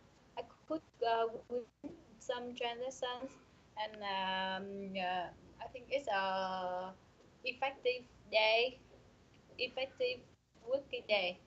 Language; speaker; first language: English; non-native, learner; Vietnamese